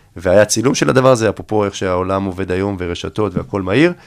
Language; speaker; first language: Hebrew; native; Hebrew